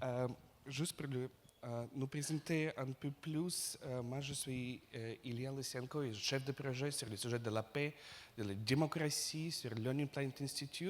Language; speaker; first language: French; non-native, fluent; Russian